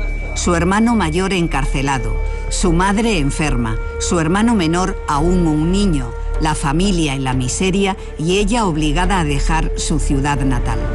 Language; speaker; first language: Spanish; native; Spanish